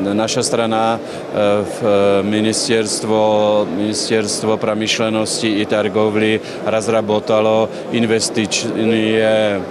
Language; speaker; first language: Ukrainian; non-native, learner; Czech